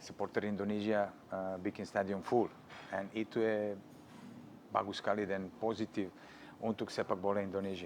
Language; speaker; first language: Indonesian; non-native, fluent; Serbian